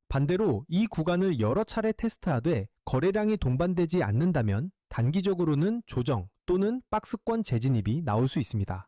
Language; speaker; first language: Korean; native; Korean